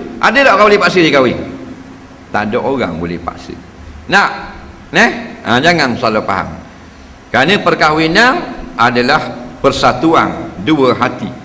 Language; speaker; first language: Malay; native; Malay